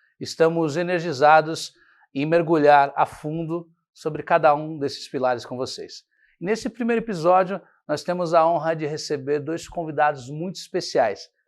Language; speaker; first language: Portuguese; native; Portuguese